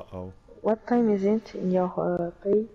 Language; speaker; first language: English; non-native, learner; French